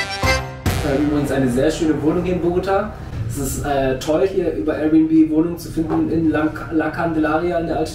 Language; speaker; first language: German; native; German